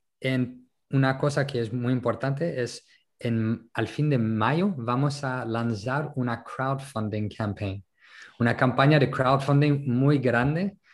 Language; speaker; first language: Spanish; non-native, local second language; French